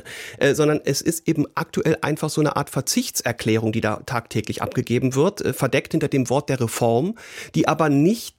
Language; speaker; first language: German; native; German